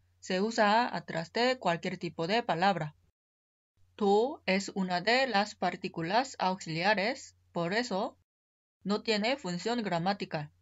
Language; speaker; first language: Spanish; non-native, fluent; Korean